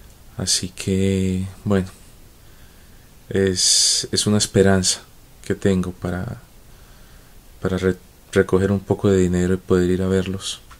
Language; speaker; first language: Spanish; native; Spanish